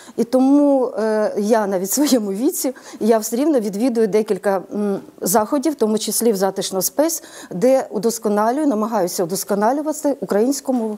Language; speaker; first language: Ukrainian; native; Ukrainian